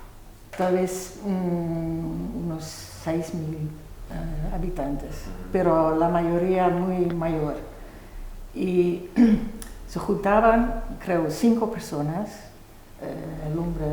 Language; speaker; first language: Spanish; non-native, fluent; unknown